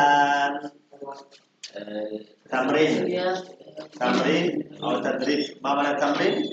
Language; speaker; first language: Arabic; non-native, fluent; Indonesian